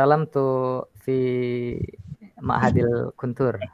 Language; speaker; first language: Arabic; non-native, learner; Indonesian